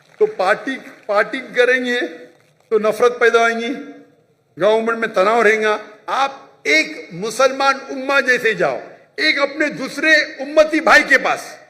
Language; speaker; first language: Hindi; non-native, local second language; Konkani